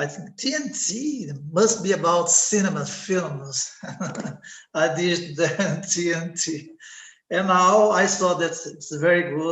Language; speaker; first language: English; non-native, learner; Portuguese